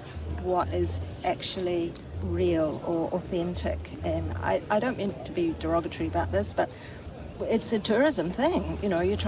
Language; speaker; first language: English; native; English